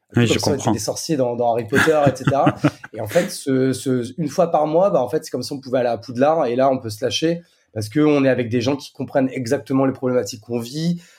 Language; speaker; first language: French; native; French